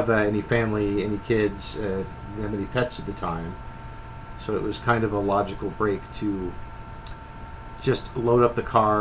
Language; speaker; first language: English; native; English